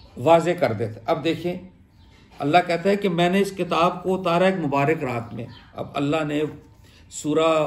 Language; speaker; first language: Urdu; native; Urdu